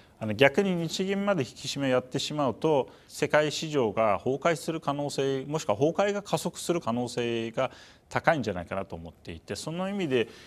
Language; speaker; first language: Japanese; non-native, fluent; Turkish